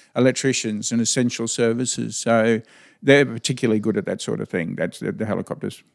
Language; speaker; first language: English; native; English